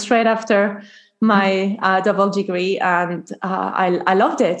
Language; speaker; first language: English; non-native, fluent; French